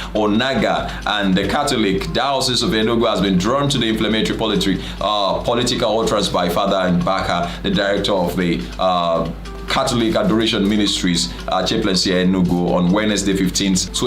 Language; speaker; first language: English; non-native, local second language; Yoruba